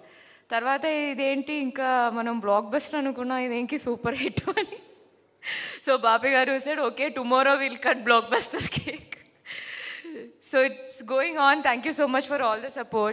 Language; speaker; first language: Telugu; non-native, local second language; Malayalam